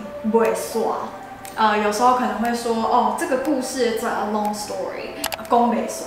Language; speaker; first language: Chinese; native; Chinese